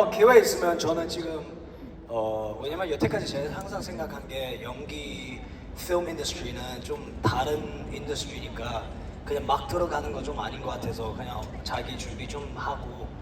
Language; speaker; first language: Korean; early bilingual, heritage; English